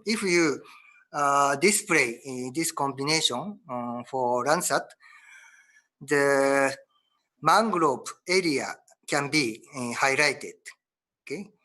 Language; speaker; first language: English; non-native, learner; Japanese